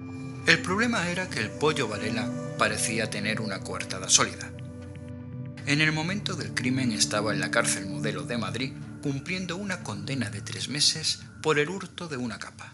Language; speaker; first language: Spanish; native; Spanish